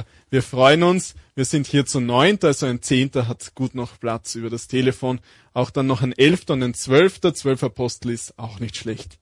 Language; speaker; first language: German; native; German